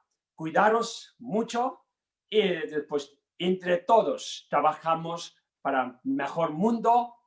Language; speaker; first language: Spanish; non-native, learner; Tibetan